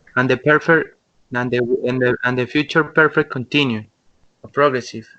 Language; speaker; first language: English; non-native, learner; Spanish